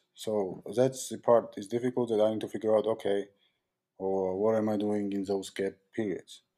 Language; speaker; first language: English; non-native, fluent; Georgian